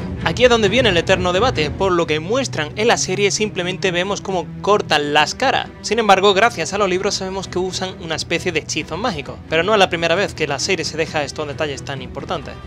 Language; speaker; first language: Spanish; native; Spanish